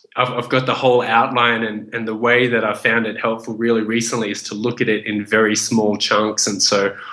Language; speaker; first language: English; native; English